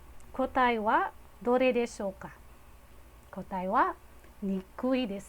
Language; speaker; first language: Japanese; non-native, fluent; Filipino